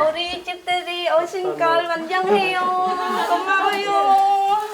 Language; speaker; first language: Korean; non-native, learner; Khmer